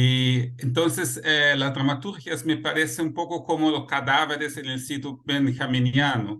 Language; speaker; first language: Spanish; non-native, fluent; Portuguese